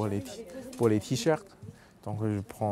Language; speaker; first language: French; non-native, local second language; Chinese